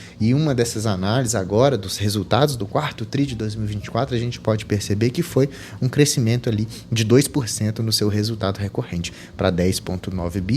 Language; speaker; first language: Portuguese; native; Portuguese